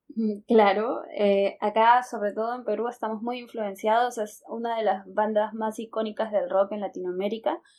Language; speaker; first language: Spanish; native; Spanish